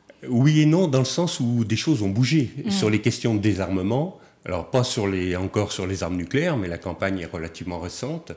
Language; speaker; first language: French; native; French